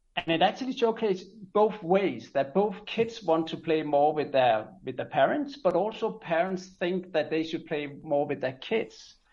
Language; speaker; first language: English; non-native, fluent; Danish